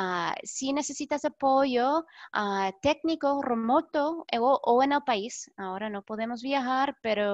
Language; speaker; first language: Spanish; non-native, fluent; English